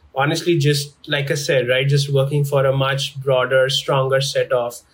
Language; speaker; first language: English; non-native, local second language; Hindi